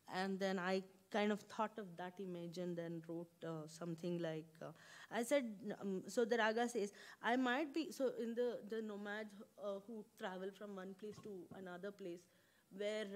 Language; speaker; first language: English; non-native, local second language; Kannada